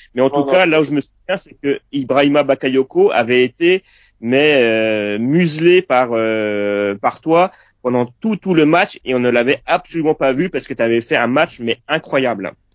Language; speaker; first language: French; native; French